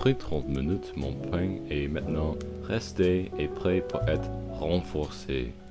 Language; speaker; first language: French; non-native, learner; English